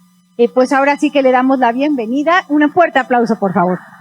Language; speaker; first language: Spanish; native; Spanish